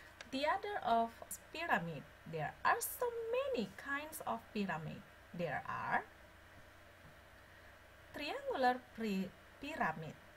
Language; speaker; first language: English; non-native, learner; Indonesian